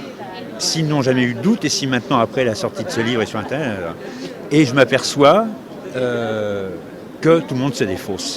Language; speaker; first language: French; native; French